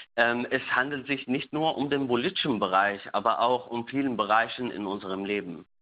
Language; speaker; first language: German; non-native, fluent; Arabic